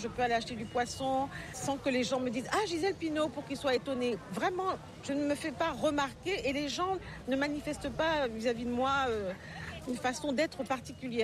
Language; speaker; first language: French; native; French